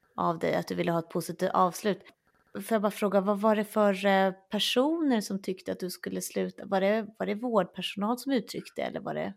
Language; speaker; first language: Swedish; native; Swedish